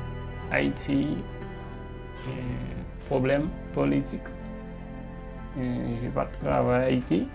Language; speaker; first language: French; non-native, learner; Haitian Creole